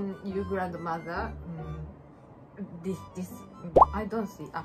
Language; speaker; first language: English; non-native, learner; Japanese